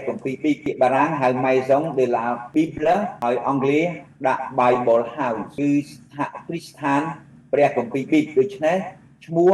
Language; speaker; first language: Khmer; native; Khmer